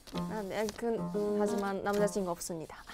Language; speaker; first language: Korean; non-native, learner; Japanese